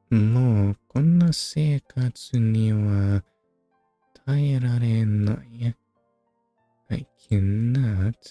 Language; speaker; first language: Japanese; non-native, learner; English